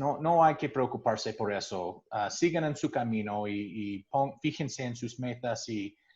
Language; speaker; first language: Spanish; non-native, fluent; English